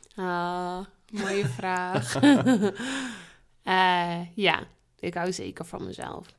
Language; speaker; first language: Dutch; early bilingual, other home language; Spanish